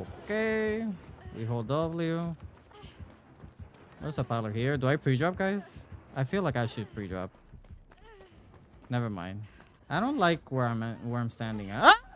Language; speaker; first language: English; native; English